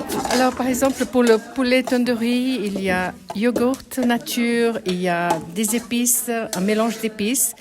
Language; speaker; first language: French; non-native, fluent; Bangla